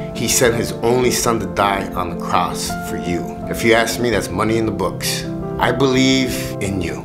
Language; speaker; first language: English; early bilingual, other home language; Spanish